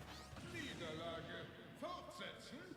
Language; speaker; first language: German; native; German